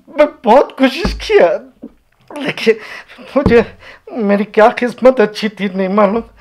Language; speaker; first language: Hindi; non-native, local second language; Urdu